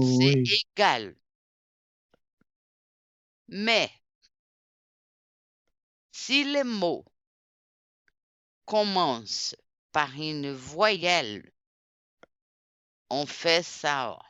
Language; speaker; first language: French; non-native, fluent; Portuguese